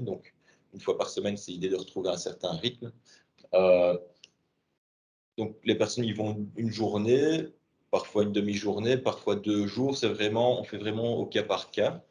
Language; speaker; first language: French; native; French